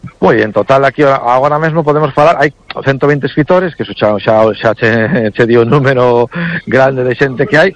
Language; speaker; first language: Galician; non-native, local second language; Spanish